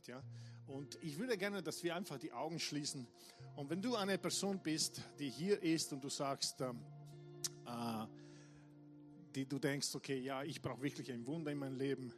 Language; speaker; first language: German; non-native, fluent; English